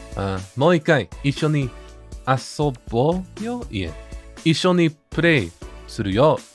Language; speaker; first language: Japanese; non-native, learner; English